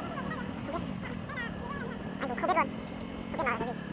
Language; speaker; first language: Vietnamese; native; Vietnamese